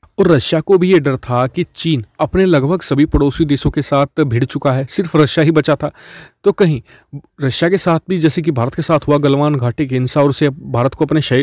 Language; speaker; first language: Hindi; native; Hindi